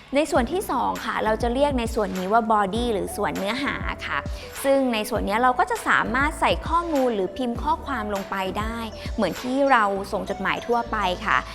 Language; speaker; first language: Thai; native; Thai